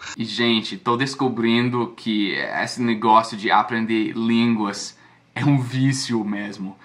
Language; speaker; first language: Portuguese; non-native, fluent; English